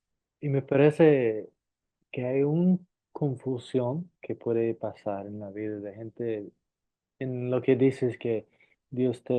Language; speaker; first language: Spanish; non-native, fluent; English